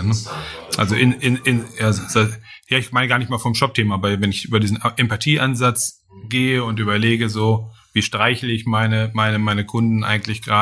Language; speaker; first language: German; native; German